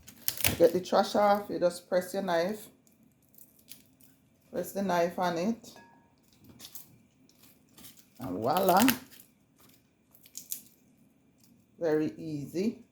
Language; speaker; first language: English; non-native, local second language; Jamaican Creole English